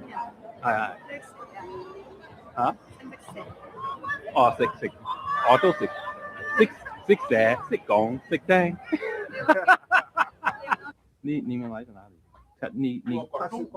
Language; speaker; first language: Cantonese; non-native, learner; English